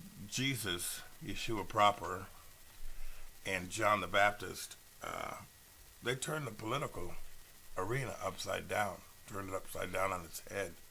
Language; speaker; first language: English; native; English